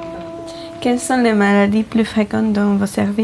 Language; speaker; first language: French; non-native, learner; Romanian